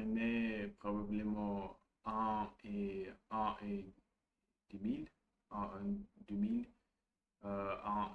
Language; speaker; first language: French; non-native, learner; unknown